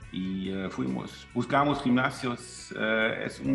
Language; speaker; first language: Spanish; non-native, fluent; German